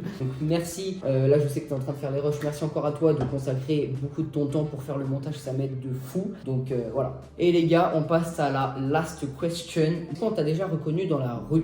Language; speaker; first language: French; native; French